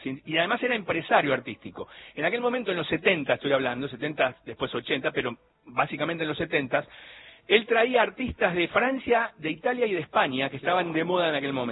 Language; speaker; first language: Spanish; native; Spanish